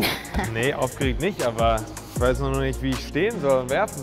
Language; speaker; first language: German; native; German